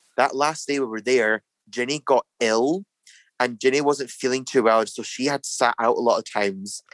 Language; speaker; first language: English; native; English